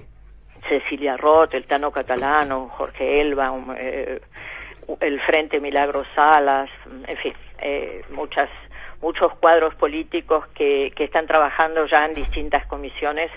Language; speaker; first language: Spanish; native; Spanish